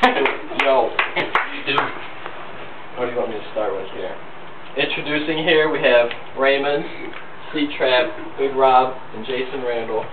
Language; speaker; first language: English; native; English